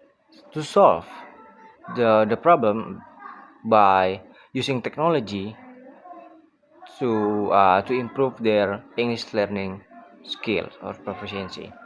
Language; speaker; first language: English; non-native, learner; Indonesian